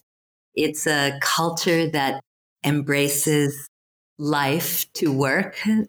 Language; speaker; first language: English; native; English